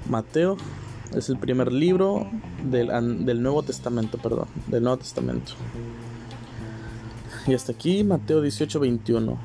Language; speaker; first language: Spanish; native; Spanish